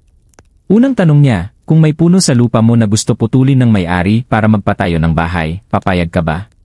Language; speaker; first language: Filipino; native; Filipino